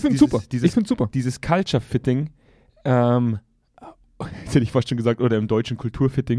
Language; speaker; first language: German; native; German